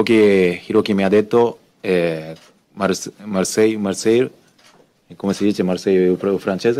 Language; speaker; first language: Italian; non-native, learner; Japanese